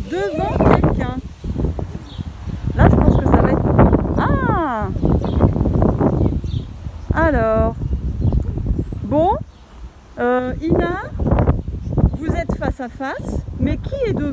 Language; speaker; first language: French; native; French